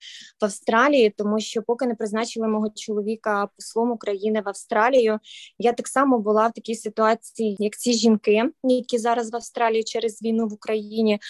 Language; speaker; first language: Ukrainian; native; Ukrainian